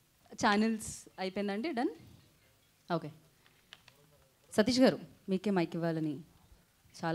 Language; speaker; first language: Telugu; native; Telugu